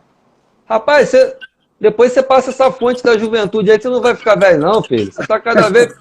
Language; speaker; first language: Portuguese; native; Portuguese